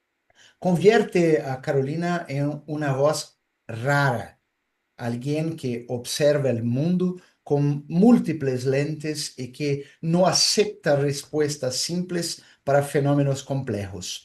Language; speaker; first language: Spanish; non-native, fluent; Portuguese